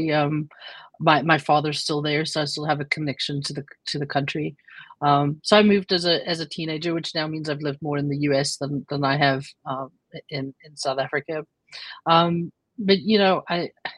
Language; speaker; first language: English; native; English